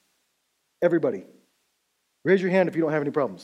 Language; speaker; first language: English; native; English